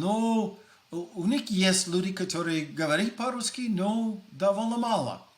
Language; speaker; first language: Russian; non-native, fluent; English